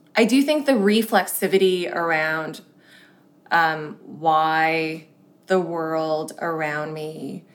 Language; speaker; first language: English; early bilingual, other home language; Cantonese